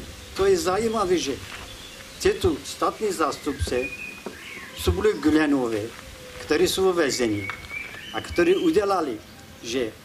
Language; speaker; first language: Czech; non-native, fluent; Kurdish